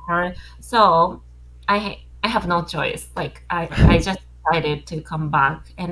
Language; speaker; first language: English; non-native, learner; Japanese